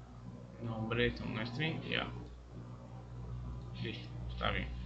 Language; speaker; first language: Spanish; native; Spanish